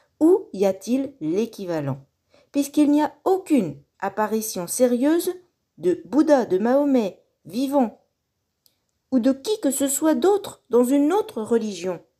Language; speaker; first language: French; native; French